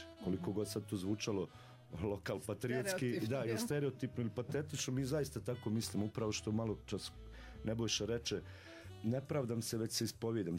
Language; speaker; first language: Serbian; native; Serbian